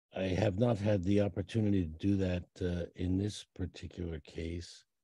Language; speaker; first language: English; native; English